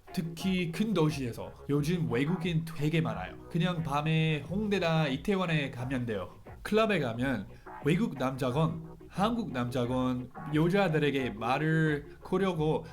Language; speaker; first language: Korean; non-native, fluent; English